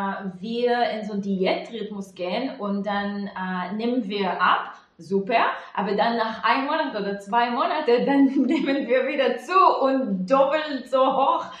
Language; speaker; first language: German; non-native, fluent; Hebrew